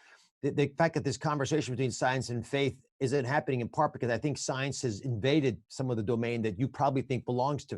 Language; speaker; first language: English; native; English